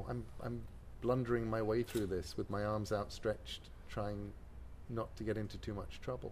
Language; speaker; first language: English; native; English